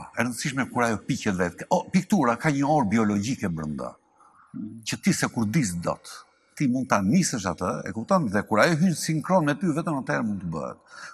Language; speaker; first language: Albanian; native; Albanian